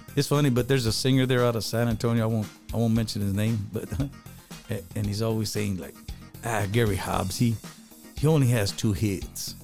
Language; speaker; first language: English; early bilingual, other home language; Spanish